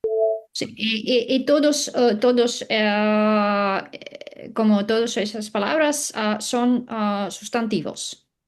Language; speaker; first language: Spanish; non-native, learner; Russian